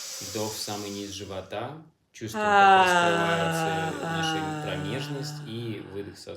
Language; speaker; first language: Russian; native; Russian